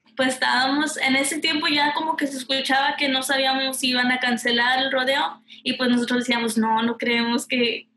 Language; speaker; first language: Spanish; early bilingual, heritage; Spanish